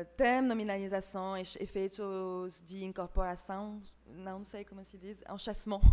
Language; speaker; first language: Portuguese; non-native, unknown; French